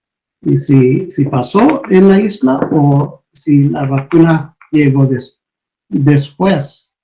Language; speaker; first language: Spanish; non-native, fluent; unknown